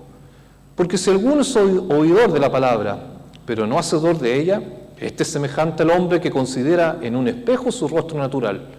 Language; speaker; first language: Spanish; native; Spanish